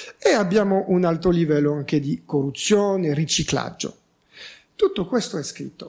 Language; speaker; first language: Italian; non-native, fluent; French